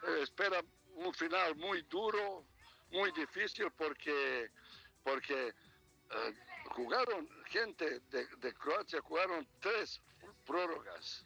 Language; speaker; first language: Spanish; non-native, learner; Serbian